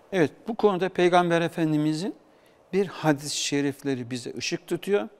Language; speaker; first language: Turkish; native; Turkish